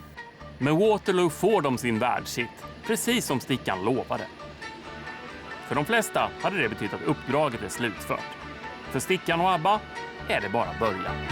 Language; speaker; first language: Swedish; native; Swedish